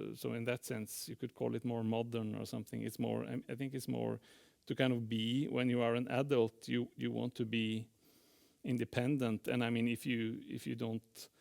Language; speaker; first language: English; non-native, fluent; Norwegian